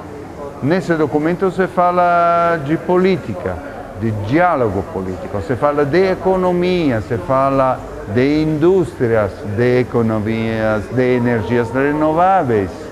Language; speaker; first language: Portuguese; non-native, fluent; Italian